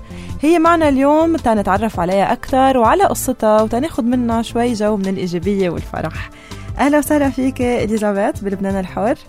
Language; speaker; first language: Arabic; native; Arabic